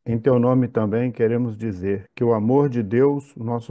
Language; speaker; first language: Portuguese; native; Portuguese